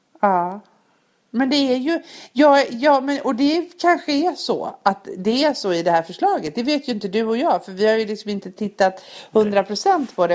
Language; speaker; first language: Swedish; native; Swedish